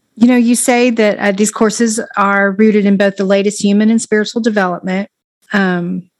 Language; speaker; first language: English; native; English